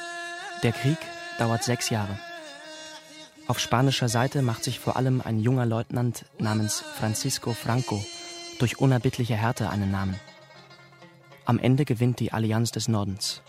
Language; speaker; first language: German; native; German